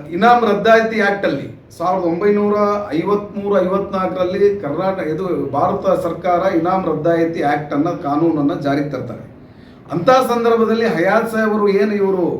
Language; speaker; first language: Kannada; non-native, local second language; Urdu